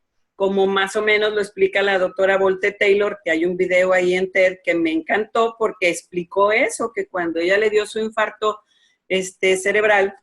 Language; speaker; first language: Spanish; native; Spanish